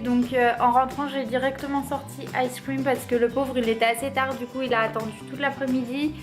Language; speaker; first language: French; native; French